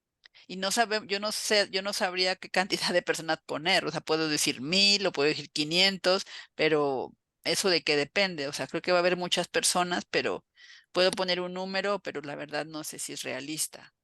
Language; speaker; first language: Spanish; native; Spanish